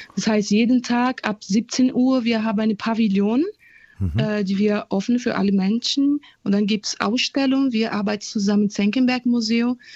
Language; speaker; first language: German; non-native, fluent; Portuguese